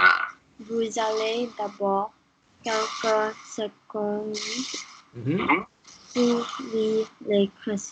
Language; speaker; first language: French; non-native, learner; English